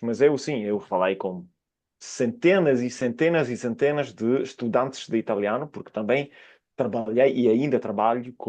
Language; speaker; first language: Portuguese; non-native, fluent; Italian